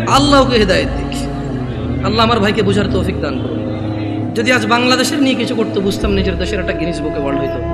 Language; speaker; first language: Bangla; early bilingual, heritage; Bangla